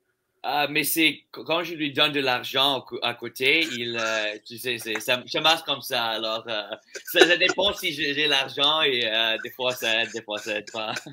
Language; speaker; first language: French; non-native, local second language; English